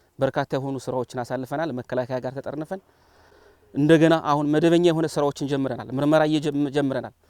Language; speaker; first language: Amharic; native; Amharic